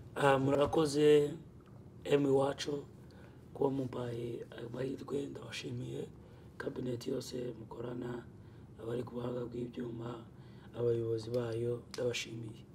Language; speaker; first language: Kinyarwanda; early bilingual, heritage; Kinyarwanda